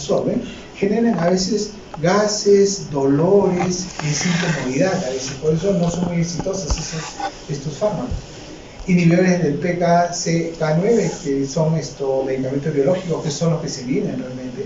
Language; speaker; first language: Spanish; native; Spanish